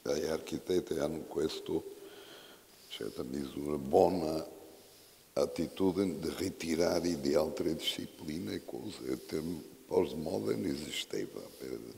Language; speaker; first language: Italian; non-native, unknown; Portuguese